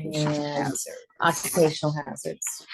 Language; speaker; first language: English; native; English